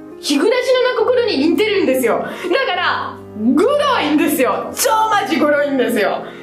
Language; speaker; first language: Japanese; non-native, fluent; Italian